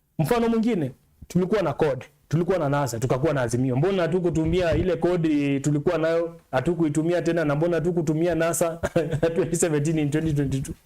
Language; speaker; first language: Swahili; non-native, local second language; Luyia